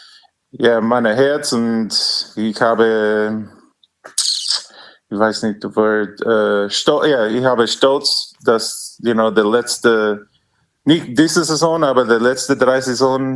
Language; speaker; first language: German; non-native, learner; English